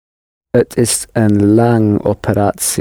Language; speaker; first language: Dutch; non-native, learner; English